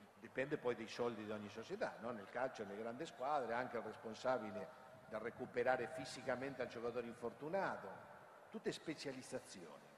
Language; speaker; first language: Italian; non-native, fluent; Spanish